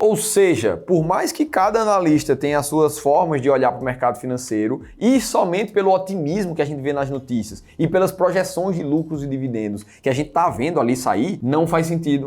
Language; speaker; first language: Portuguese; native; Portuguese